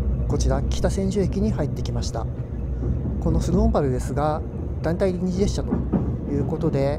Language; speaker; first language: Japanese; native; Japanese